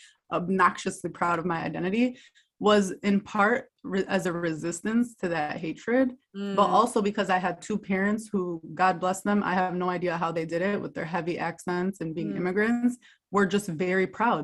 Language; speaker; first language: English; native; English